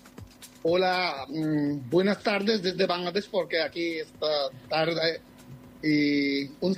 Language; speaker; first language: Spanish; non-native, fluent; Bangla